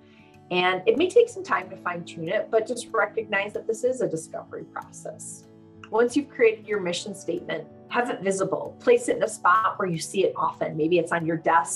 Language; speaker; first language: English; native; English